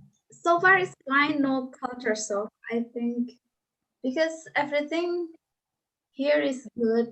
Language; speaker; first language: English; non-native, learner; Indonesian